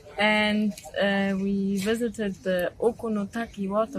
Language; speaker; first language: English; non-native, fluent; German